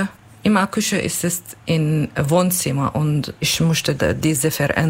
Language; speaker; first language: German; non-native, learner; Kurdish